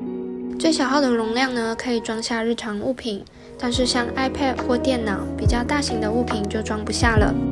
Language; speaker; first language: Chinese; native; Chinese